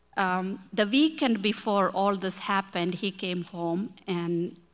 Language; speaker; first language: English; non-native, local second language; Malayalam